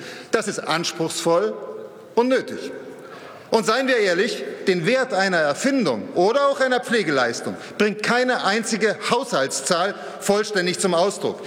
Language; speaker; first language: German; native; German